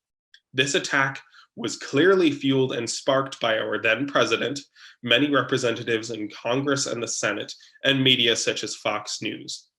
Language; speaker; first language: English; native; English